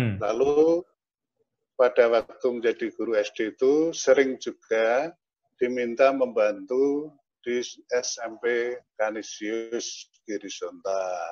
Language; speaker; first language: Indonesian; non-native, local second language; Javanese